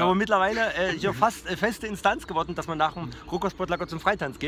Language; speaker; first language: German; native; German